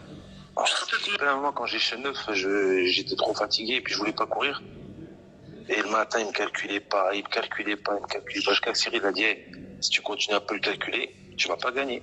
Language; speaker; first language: French; native; French